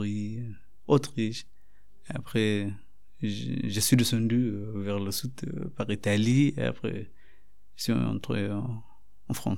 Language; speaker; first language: French; non-native, learner; Arabic